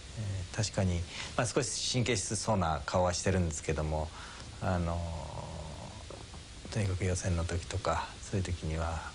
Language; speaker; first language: Japanese; native; Japanese